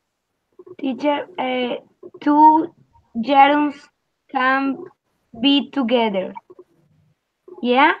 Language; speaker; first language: English; non-native, learner; Spanish